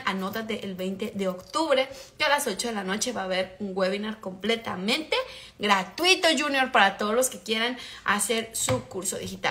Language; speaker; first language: Spanish; native; Spanish